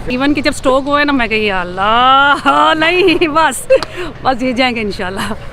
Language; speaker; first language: Urdu; non-native, local second language; Punjabi